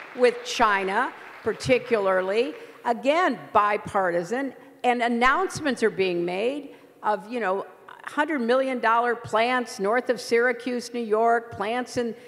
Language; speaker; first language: English; native; English